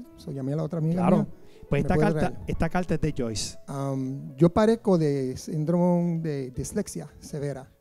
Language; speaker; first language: Spanish; native; Spanish